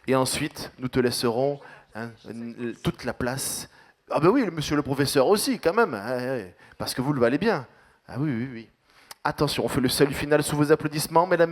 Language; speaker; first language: French; native; French